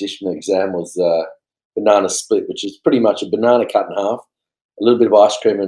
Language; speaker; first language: English; native; English